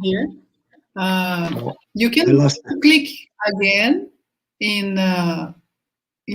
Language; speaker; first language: English; non-native, fluent; Portuguese